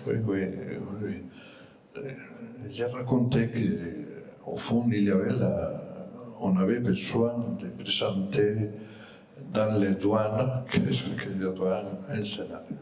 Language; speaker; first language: French; non-native, fluent; Spanish